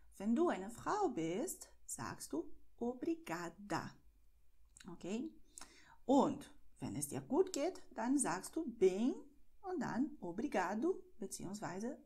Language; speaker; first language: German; non-native, fluent; Portuguese